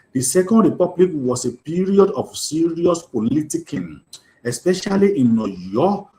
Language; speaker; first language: English; non-native, local second language; Yoruba